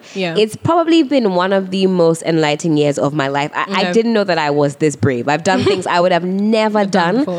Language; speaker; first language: English; native; English